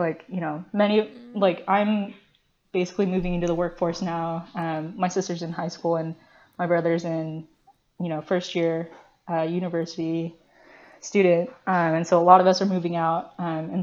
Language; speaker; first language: English; early bilingual, other home language; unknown